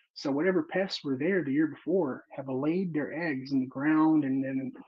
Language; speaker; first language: English; native; English